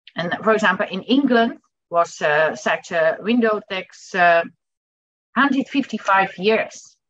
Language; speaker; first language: English; non-native, fluent; Dutch